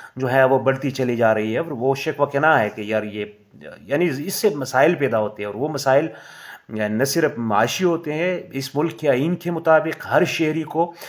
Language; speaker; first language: Urdu; non-native, local second language; Pashto